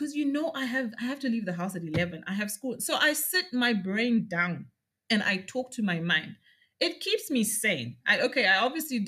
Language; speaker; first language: English; non-native, local second language; Shona